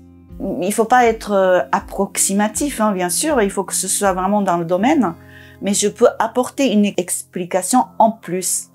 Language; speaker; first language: French; non-native, fluent; Japanese